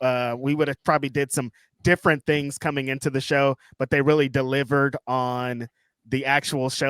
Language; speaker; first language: English; native; English